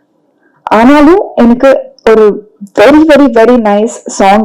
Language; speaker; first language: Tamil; non-native, learner; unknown